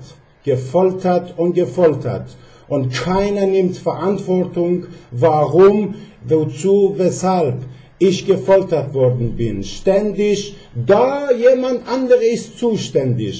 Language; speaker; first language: German; non-native, fluent; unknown